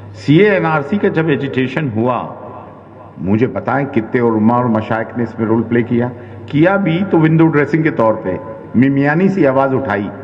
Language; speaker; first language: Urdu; native; Urdu